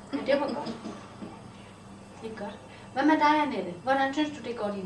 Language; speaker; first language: Danish; native; Danish